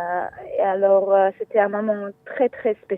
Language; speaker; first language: French; non-native, fluent; Hebrew